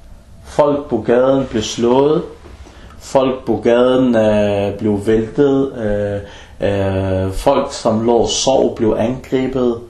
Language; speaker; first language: Danish; non-native, fluent; Arabic